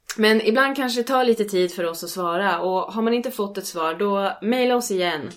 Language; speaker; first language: Swedish; native; Swedish